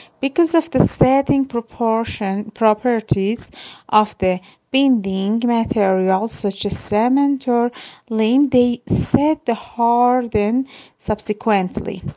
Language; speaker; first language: English; non-native, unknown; Persian